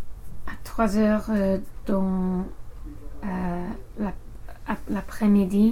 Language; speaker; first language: French; non-native, learner; English